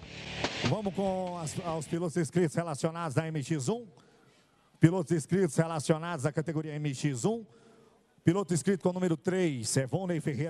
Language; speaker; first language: Portuguese; native; Portuguese